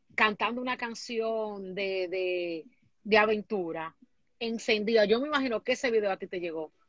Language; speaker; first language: Spanish; native; Spanish